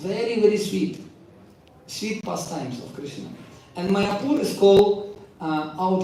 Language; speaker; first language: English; non-native, local second language; Hindi